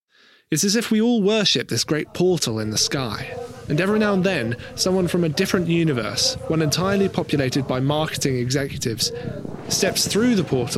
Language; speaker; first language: English; native; English